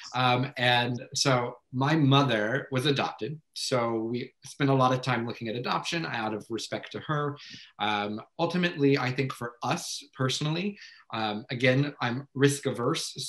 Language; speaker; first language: English; native; English